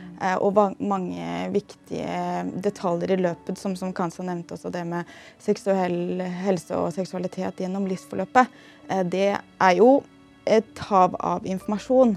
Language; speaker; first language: Norwegian; native; Norwegian